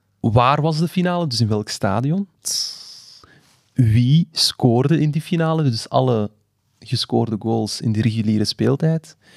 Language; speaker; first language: Dutch; native; Dutch